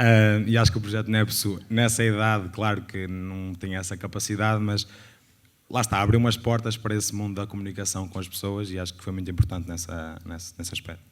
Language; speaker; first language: Portuguese; native; Portuguese